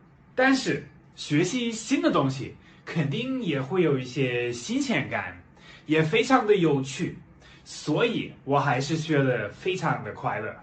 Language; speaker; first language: Chinese; non-native, fluent; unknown